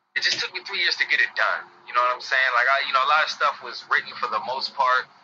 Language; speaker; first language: English; native; English